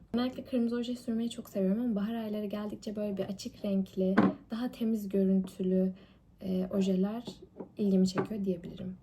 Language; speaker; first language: Turkish; early bilingual, heritage; Turkish